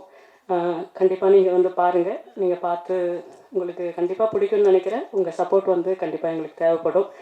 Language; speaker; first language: Tamil; native; Tamil